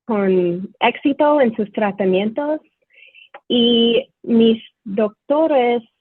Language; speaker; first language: Spanish; non-native, fluent; English